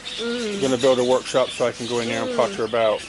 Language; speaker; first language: English; native; English